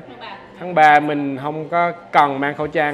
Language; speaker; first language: Vietnamese; early bilingual, heritage; Vietnamese